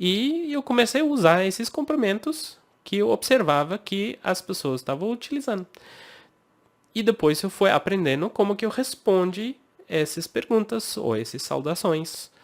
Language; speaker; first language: Portuguese; non-native, fluent; English